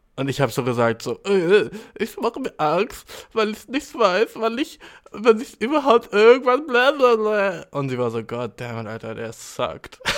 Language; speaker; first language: German; early bilingual, other home language; Albanian